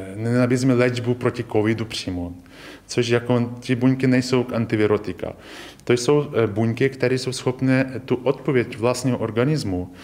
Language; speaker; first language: Czech; non-native, fluent; Ukrainian